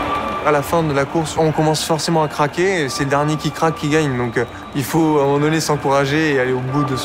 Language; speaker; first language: French; native; French